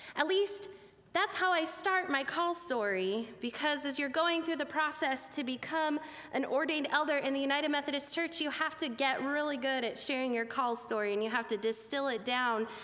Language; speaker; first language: English; native; English